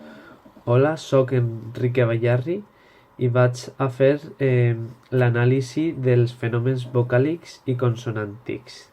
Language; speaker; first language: Catalan; non-native, local second language; Spanish